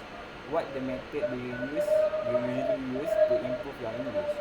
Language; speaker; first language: English; non-native, local second language; Malay